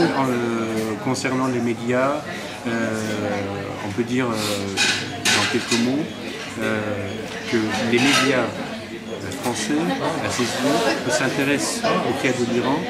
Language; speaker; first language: French; non-native, fluent; Persian